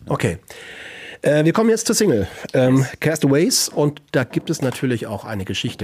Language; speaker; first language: German; native; German